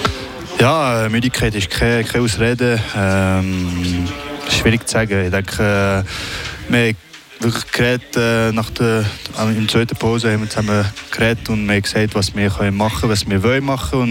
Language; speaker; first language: German; non-native, local second language; French